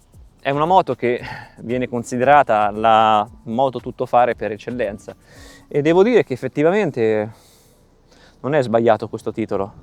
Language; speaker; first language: Italian; native; Italian